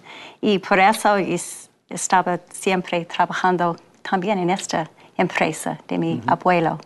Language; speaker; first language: Spanish; non-native, fluent; English